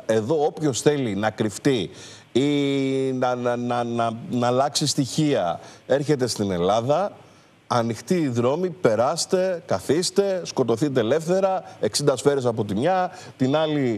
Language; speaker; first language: Greek; native; Greek